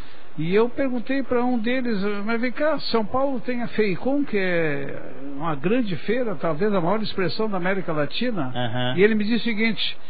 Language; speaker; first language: Portuguese; native; Portuguese